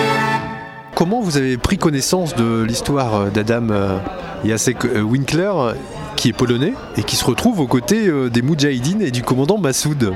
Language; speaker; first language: French; native; French